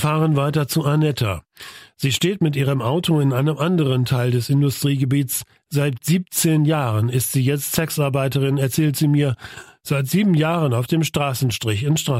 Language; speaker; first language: German; native; German